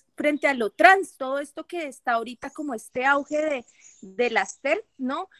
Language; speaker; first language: Spanish; native; Spanish